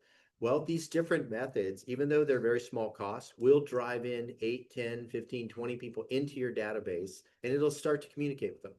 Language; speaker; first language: English; native; English